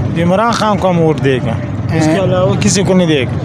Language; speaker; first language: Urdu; non-native, local second language; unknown